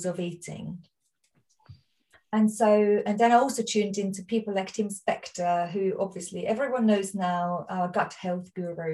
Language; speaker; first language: English; non-native, fluent; German